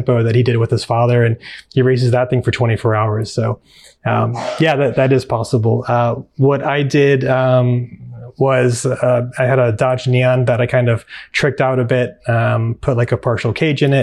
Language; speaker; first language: English; native; English